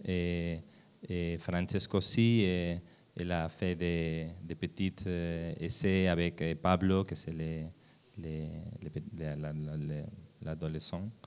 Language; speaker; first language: French; non-native, learner; Spanish